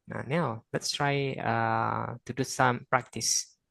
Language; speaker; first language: English; non-native, fluent; Indonesian